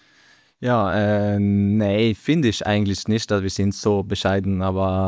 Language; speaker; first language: German; non-native, learner; Norwegian